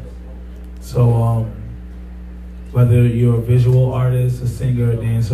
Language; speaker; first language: English; native; English